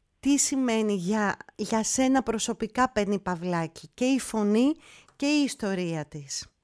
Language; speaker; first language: Greek; native; Greek